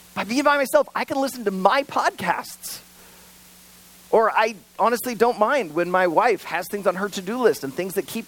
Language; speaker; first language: English; native; English